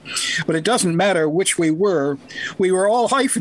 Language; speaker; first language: English; native; English